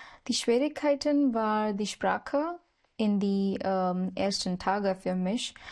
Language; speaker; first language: German; non-native, learner; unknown